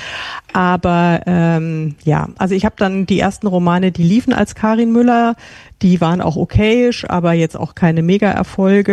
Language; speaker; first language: German; native; German